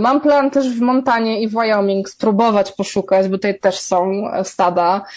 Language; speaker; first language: Polish; native; Polish